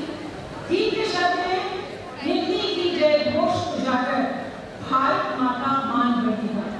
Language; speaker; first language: Hindi; native; Hindi